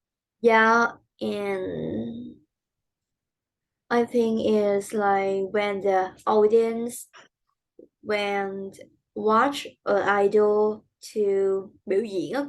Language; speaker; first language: English; non-native, learner; Vietnamese